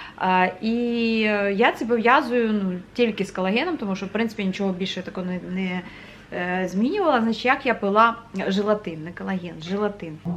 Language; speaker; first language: Ukrainian; native; Ukrainian